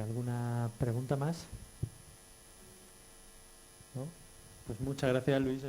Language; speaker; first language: Spanish; native; Spanish